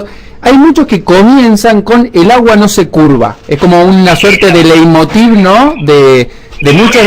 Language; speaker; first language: Spanish; native; Spanish